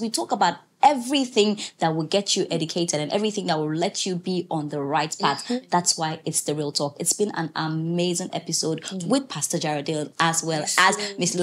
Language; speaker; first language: English; native; English